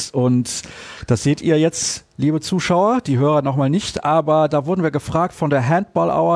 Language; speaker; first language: German; native; German